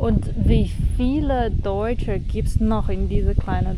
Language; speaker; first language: German; non-native, learner; Chinese